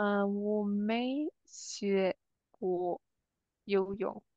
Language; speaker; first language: Chinese; non-native, learner; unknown